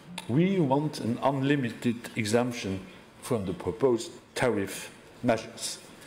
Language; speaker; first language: English; non-native, fluent; Luxembourgish